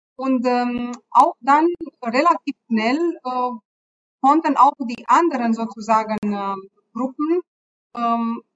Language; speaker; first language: German; non-native, fluent; Romanian